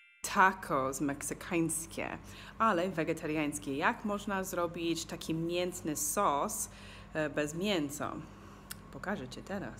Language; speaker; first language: Polish; non-native, learner; English